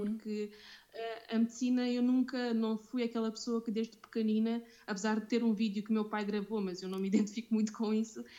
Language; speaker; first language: Portuguese; early bilingual, other home language; Romanian